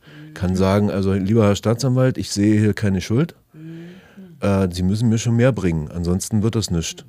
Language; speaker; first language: German; native; German